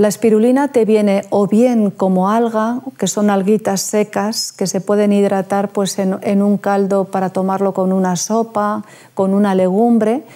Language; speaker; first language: Spanish; native; Spanish